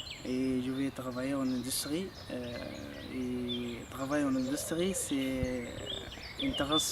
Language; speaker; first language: French; non-native, learner; Arabic